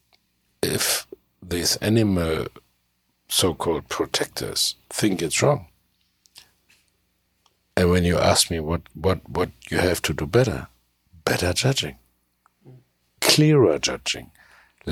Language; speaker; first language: English; non-native, fluent; German